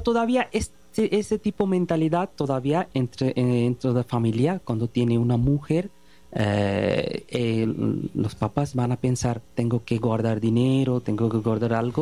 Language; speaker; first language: Spanish; non-native, learner; Bangla